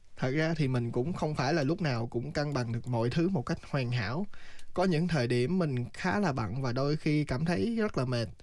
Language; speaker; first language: Vietnamese; native; Vietnamese